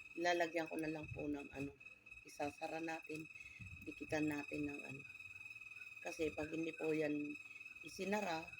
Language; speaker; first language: Filipino; non-native, local second language; Bikol